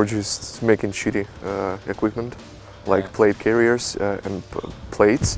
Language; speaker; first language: English; non-native, learner; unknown